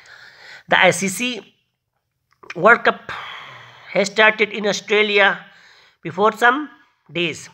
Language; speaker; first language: English; non-native, learner; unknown